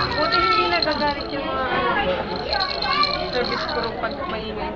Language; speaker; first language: Filipino; native; Filipino